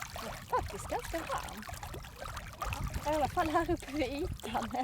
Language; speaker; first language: Swedish; native; Swedish